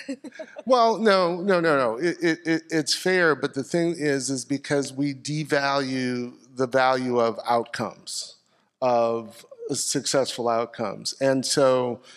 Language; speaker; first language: English; native; English